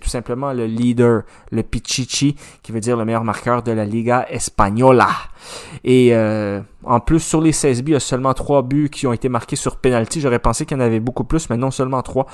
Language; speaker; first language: French; native; French